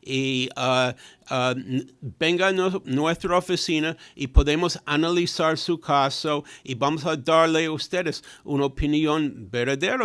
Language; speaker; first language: Spanish; non-native, fluent; English